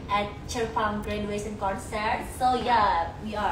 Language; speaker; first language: English; non-native, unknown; Indonesian